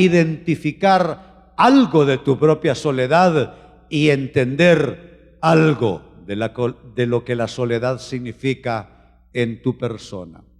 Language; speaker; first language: Spanish; native; Spanish